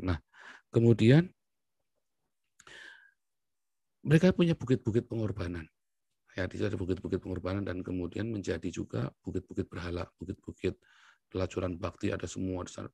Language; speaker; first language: Indonesian; native; Indonesian